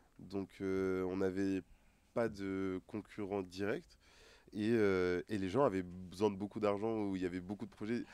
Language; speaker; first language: French; non-native, local second language; Wolof